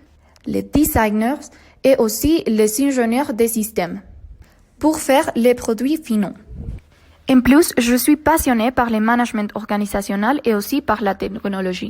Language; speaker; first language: French; non-native, learner; Spanish